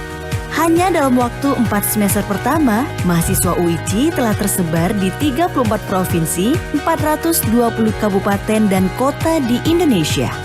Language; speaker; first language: Indonesian; native; Indonesian